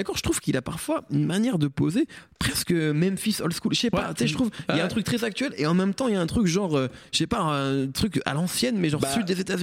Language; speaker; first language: French; native; French